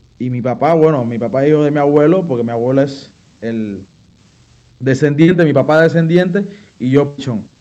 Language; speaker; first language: Spanish; native; Spanish